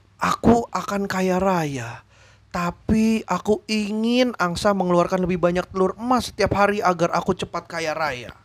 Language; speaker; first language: Indonesian; native; Indonesian